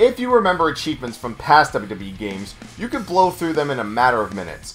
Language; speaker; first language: English; native; English